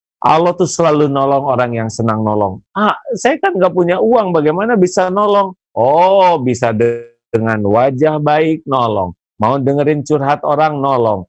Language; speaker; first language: Indonesian; non-native, local second language; Sundanese